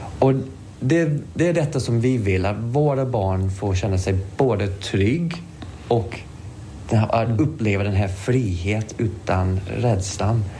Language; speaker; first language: Swedish; non-native, fluent; English